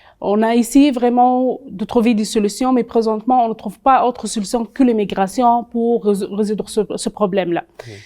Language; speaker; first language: French; non-native, local second language; Arabic